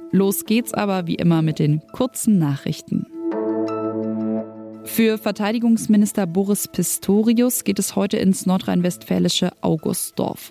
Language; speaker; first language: German; native; German